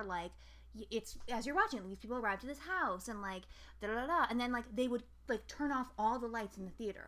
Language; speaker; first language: English; native; English